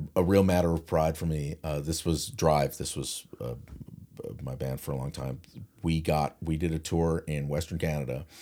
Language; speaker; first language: English; native; English